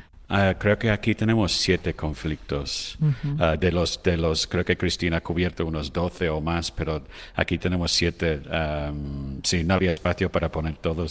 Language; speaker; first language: Spanish; non-native, fluent; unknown